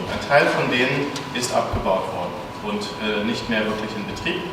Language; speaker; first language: German; native; German